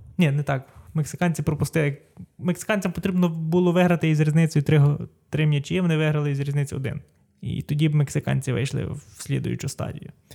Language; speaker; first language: Ukrainian; native; Ukrainian